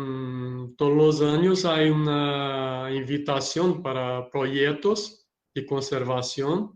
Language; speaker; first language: Spanish; non-native, learner; Portuguese